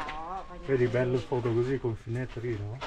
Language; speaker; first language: Italian; non-native, learner; Vietnamese